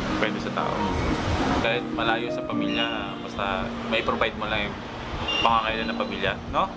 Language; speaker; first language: Filipino; native; Filipino